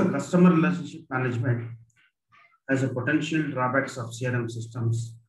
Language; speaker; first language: English; non-native, local second language; Kannada